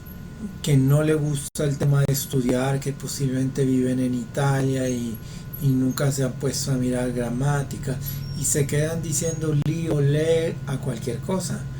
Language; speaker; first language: Spanish; non-native, fluent; Italian